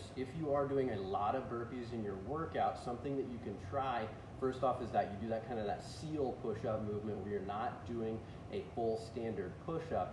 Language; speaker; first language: English; native; English